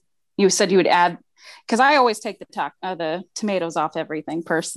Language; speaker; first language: English; native; English